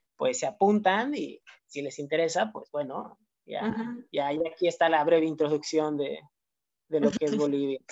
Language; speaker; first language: Spanish; native; Spanish